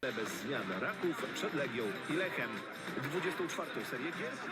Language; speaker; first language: Polish; native; Polish